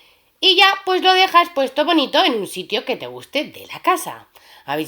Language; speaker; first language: Spanish; native; Spanish